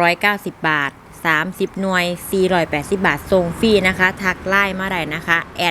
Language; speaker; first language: Thai; native; Thai